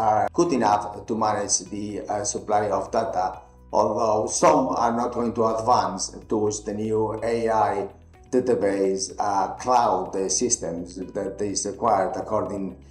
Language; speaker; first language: English; non-native, fluent; Spanish